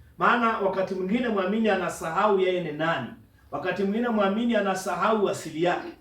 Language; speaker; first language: Swahili; non-native, local second language; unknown